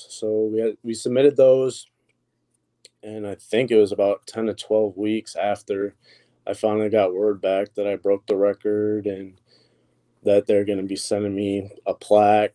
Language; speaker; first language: English; native; English